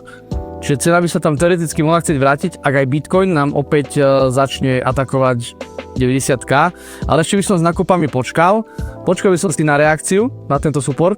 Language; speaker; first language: Slovak; native; Slovak